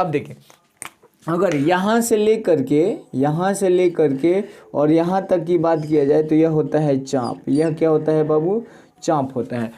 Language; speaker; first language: Hindi; native; Hindi